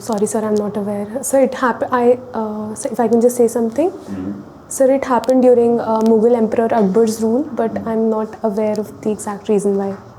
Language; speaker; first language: English; non-native, local second language; Hindi